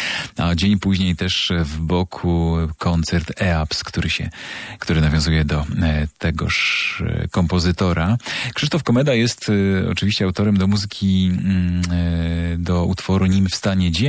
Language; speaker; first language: Polish; native; Polish